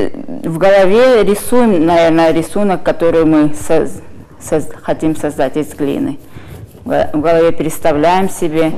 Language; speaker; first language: Russian; non-native, local second language; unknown